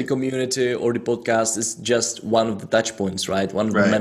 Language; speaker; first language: English; non-native, fluent; Czech